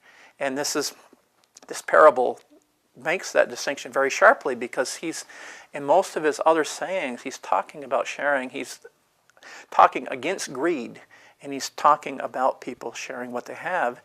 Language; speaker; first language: English; native; English